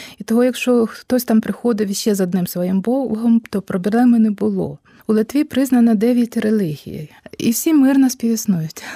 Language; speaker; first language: Ukrainian; early bilingual, heritage; Ukrainian